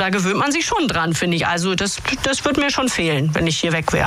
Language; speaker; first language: German; native; German